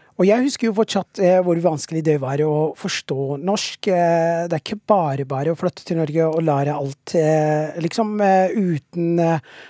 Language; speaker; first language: Norwegian; non-native, fluent; Somali